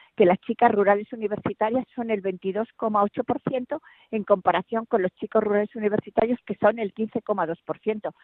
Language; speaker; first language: Spanish; native; Spanish